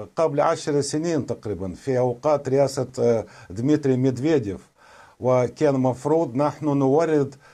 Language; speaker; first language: Arabic; non-native, fluent; Russian